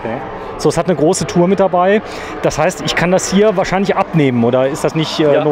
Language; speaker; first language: German; native; German